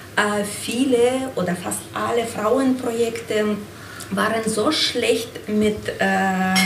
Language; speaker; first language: German; non-native, fluent; Ukrainian